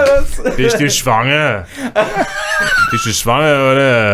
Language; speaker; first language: German; non-native, learner; English